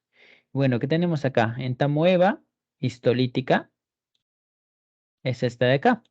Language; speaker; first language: Spanish; native; Spanish